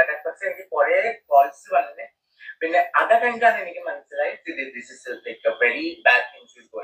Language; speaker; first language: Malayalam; non-native, fluent; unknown